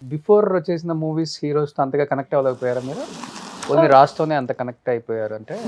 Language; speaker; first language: Telugu; native; Telugu